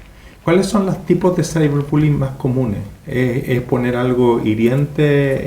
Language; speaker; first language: Spanish; native; Spanish